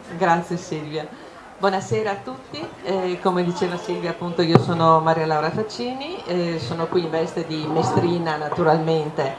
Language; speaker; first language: Italian; native; Italian